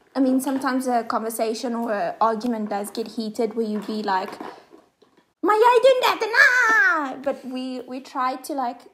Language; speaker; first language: English; non-native, local second language; Afrikaans